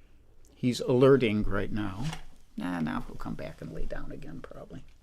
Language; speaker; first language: English; native; English